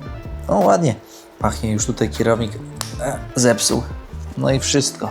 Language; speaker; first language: Polish; native; Polish